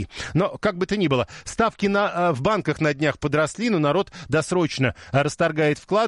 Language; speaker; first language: Russian; native; Russian